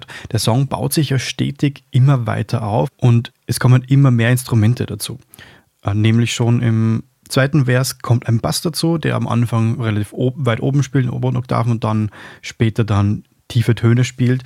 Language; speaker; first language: German; native; German